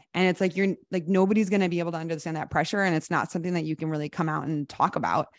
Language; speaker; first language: English; native; English